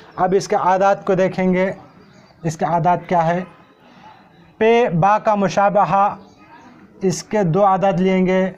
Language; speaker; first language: Urdu; native; Urdu